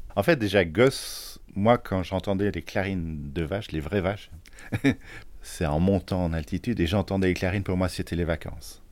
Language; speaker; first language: French; native; French